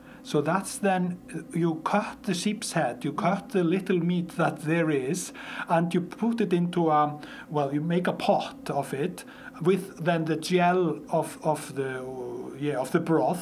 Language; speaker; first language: English; non-native, fluent; Icelandic